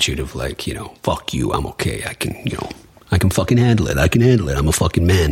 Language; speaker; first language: English; native; English